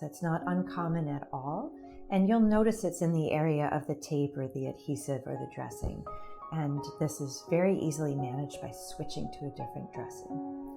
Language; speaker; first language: English; native; English